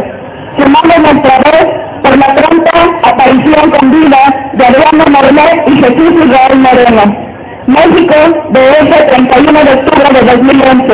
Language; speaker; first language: Spanish; native; Spanish